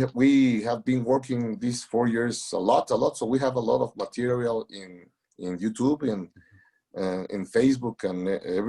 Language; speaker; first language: English; non-native, learner; Spanish